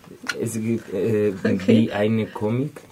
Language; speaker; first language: German; non-native, learner; Spanish